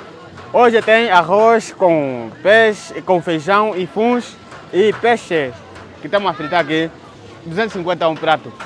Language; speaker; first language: Portuguese; non-native, learner; Vietnamese